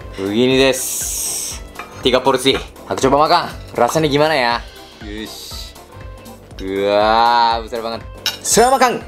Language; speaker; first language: Indonesian; non-native, learner; Japanese